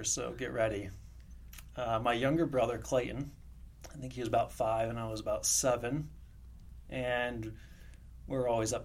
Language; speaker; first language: English; native; English